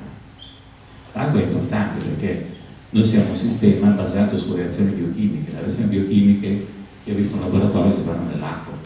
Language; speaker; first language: Italian; native; Italian